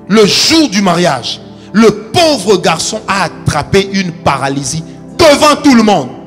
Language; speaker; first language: French; non-native, local second language; Lingala